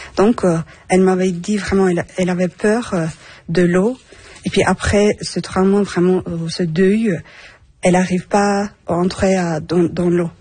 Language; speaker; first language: French; non-native, fluent; Turkish